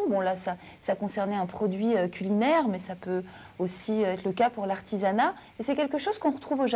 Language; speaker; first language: French; native; French